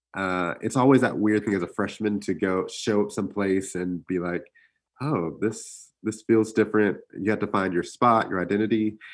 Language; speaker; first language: English; native; English